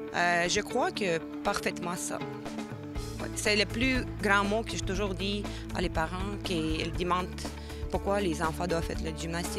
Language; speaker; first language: French; non-native, fluent; Russian